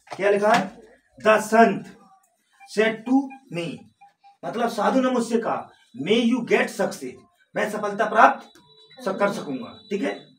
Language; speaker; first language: Hindi; native; Hindi